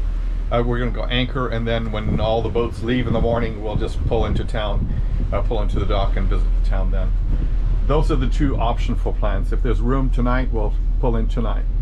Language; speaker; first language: English; native; English